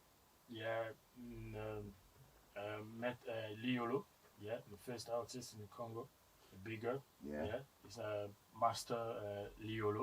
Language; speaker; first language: English; non-native, learner; French